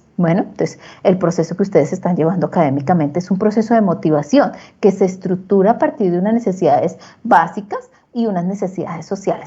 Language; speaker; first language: Spanish; native; Spanish